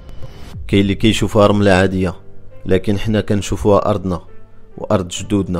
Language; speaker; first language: Arabic; native; Arabic